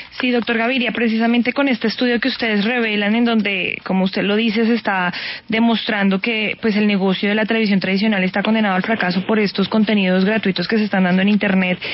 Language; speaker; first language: Spanish; native; Spanish